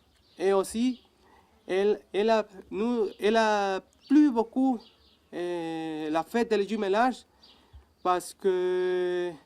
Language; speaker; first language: French; non-native, learner; Spanish